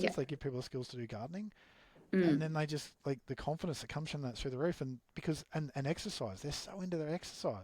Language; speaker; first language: English; native; English